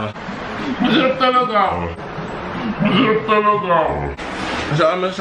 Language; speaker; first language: Filipino; native; Filipino